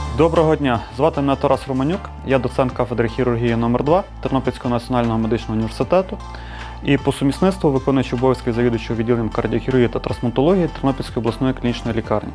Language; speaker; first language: Ukrainian; native; Ukrainian